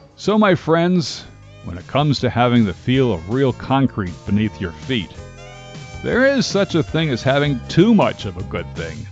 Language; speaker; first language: English; native; English